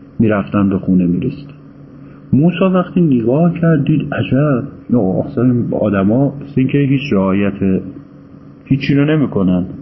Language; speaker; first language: Persian; native; Persian